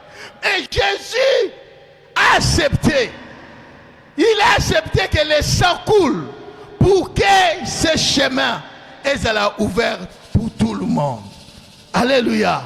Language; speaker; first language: French; non-native, local second language; Lingala